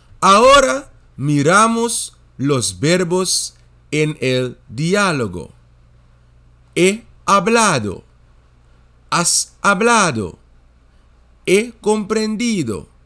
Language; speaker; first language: Spanish; non-native, fluent; Dutch